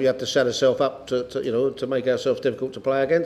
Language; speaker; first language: English; native; English